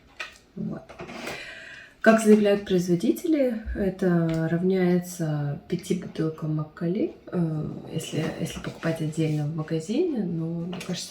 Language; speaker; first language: Russian; non-native, fluent; Ukrainian